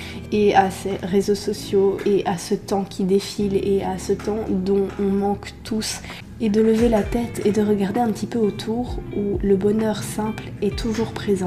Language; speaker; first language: French; native; French